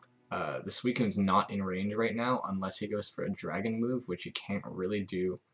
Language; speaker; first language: English; native; English